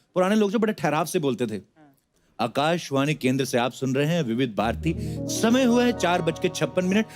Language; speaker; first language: Hindi; non-native, local second language; Punjabi